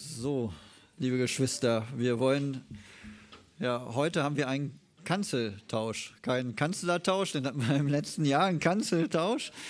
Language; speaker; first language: German; native; German